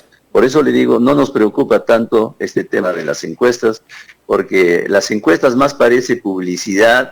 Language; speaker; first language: Spanish; native; Spanish